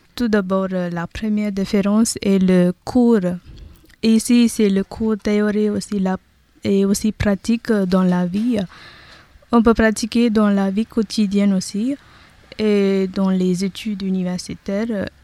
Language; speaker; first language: French; non-native, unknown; Tamil